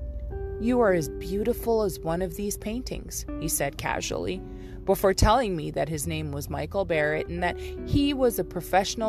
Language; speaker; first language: English; native; English